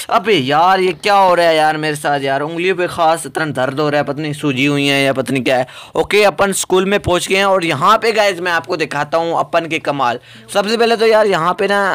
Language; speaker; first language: Hindi; native; Hindi